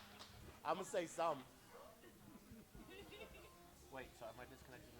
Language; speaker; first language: English; native; English